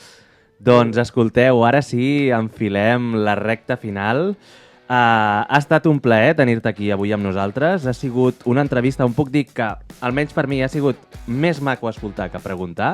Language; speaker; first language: Catalan; native; Catalan